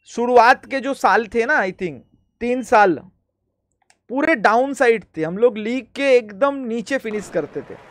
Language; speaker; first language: Hindi; non-native, local second language; Bangla